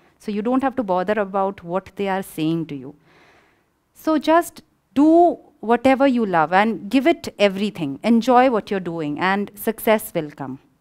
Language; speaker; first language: English; non-native, local second language; Malayalam